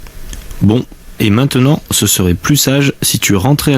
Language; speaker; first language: French; native; French